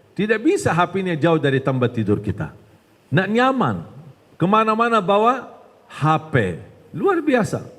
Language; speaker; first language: Malay; non-native, fluent; Arabic